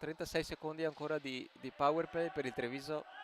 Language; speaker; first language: Italian; native; Italian